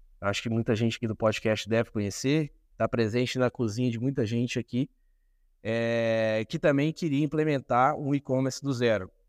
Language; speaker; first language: Portuguese; native; Portuguese